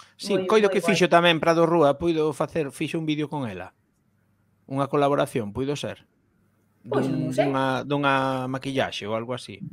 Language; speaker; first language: Galician; non-native, local second language; Spanish